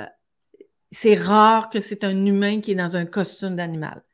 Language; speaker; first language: French; native; French